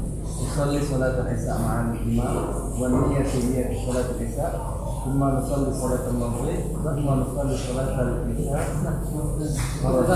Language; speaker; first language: Arabic; non-native, learner; Indonesian